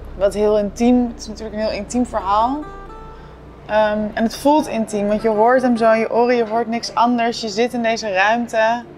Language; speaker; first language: Dutch; native; Dutch